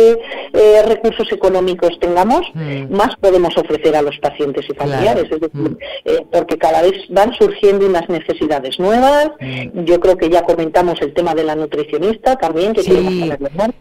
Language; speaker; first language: Spanish; native; Spanish